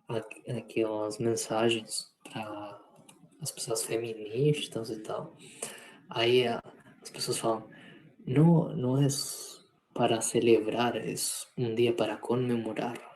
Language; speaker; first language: Portuguese; non-native, fluent; Spanish